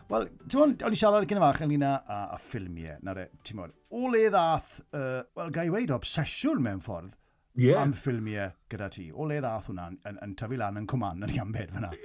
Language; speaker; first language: Welsh; native; Welsh